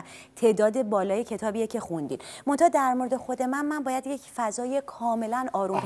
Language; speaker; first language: Persian; native; Persian